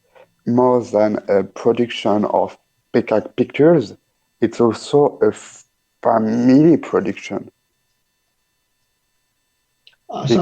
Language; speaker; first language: English; non-native, learner; French